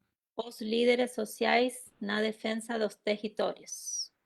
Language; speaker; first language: Portuguese; non-native, fluent; Spanish